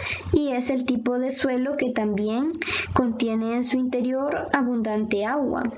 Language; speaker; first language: Spanish; native; Spanish